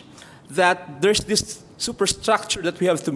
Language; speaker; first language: English; non-native, local second language; Filipino